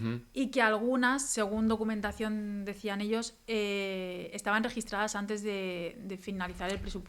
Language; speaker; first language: Spanish; native; Spanish